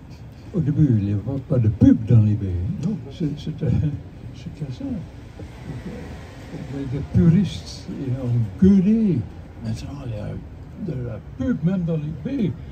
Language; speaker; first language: French; non-native, fluent; Dutch